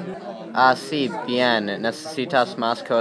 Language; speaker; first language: Spanish; non-native, learner; English